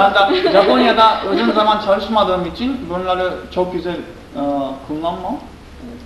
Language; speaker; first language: Turkish; non-native, fluent; Japanese